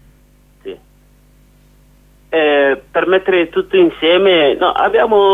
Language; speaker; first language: Italian; non-native, learner; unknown